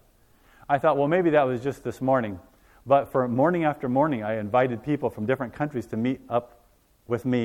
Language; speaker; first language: English; native; English